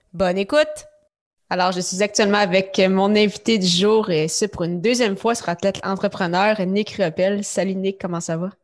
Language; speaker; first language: French; native; French